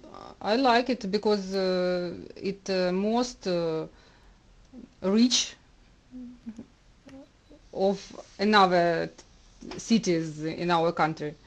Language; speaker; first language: English; non-native, learner; Russian